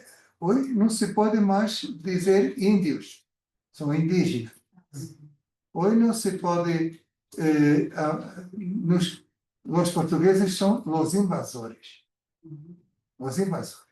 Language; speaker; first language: Spanish; non-native, fluent; Portuguese